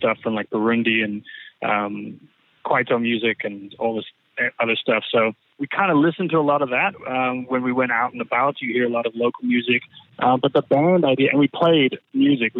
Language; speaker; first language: English; native; English